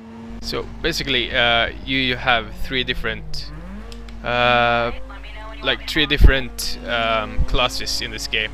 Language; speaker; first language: English; non-native, fluent; Norwegian